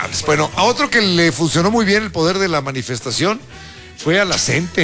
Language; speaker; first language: Spanish; native; Spanish